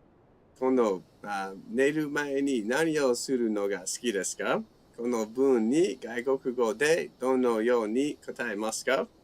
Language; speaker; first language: Japanese; non-native, fluent; English